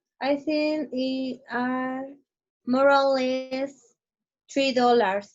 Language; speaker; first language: English; non-native, learner; Spanish